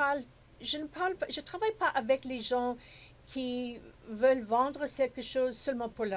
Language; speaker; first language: French; non-native, fluent; English